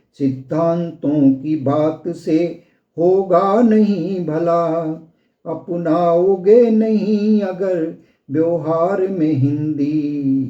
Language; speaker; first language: Hindi; native; Hindi